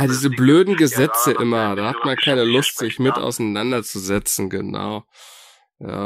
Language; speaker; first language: German; native; German